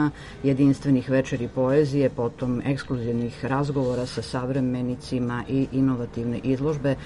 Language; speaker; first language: Serbian; native; Serbian